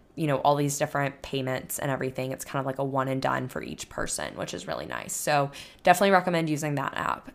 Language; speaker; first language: English; native; English